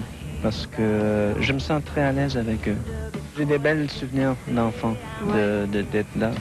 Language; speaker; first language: French; non-native, fluent; English